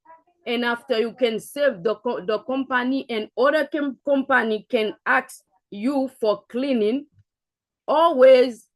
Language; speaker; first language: English; non-native, learner; Haitian Creole